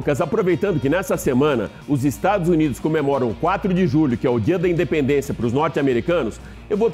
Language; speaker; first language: Portuguese; native; Portuguese